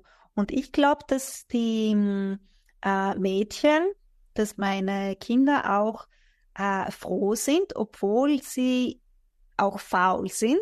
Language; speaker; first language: German; non-native, fluent; Greek